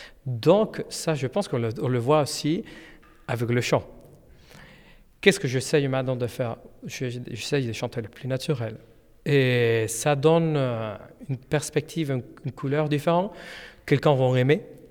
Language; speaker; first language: French; non-native, fluent; Spanish